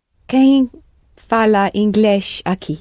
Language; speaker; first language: Portuguese; non-native, learner; English